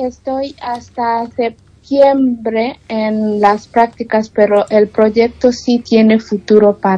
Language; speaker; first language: Spanish; non-native, fluent; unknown